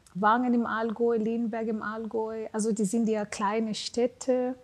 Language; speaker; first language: German; non-native, fluent; Swahili